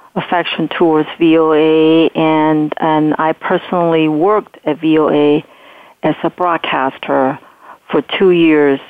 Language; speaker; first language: English; non-native, fluent; Chinese